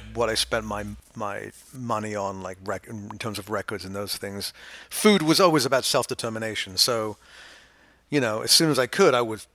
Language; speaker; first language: English; native; English